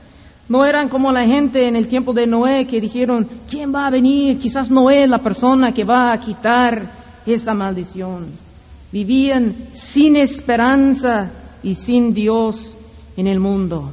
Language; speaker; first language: Spanish; non-native, fluent; English